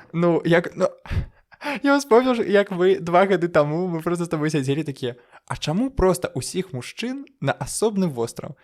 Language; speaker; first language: Belarusian; non-native, local second language; Russian